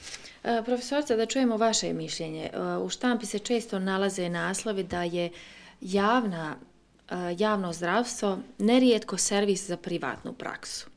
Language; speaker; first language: Serbian; native; Serbian